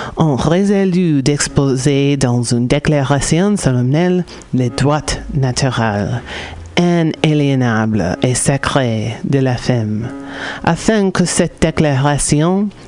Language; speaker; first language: French; non-native, fluent; English